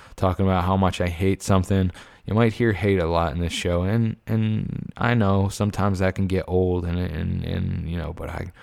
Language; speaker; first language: English; native; English